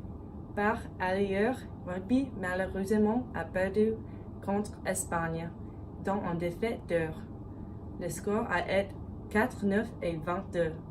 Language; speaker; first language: French; non-native, learner; English